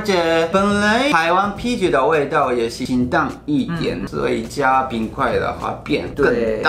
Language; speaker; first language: Chinese; non-native, fluent; Japanese